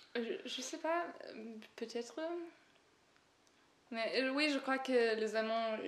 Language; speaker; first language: French; non-native, learner; German